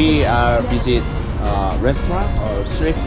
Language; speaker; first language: English; non-native, learner; Korean